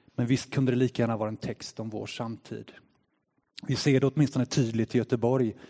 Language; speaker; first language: Swedish; native; Swedish